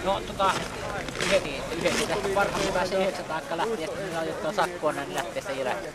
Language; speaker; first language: Finnish; native; Finnish